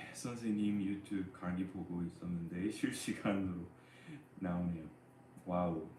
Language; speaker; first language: Korean; non-native, fluent; English